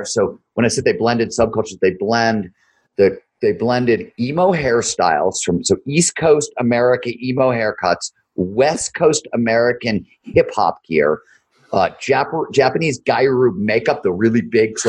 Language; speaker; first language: English; native; English